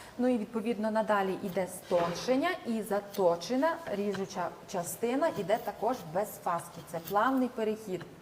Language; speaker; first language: Ukrainian; native; Ukrainian